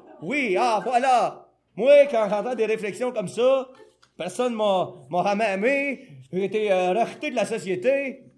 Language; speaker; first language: French; native; French